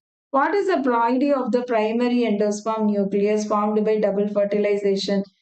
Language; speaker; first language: English; non-native, local second language; Tamil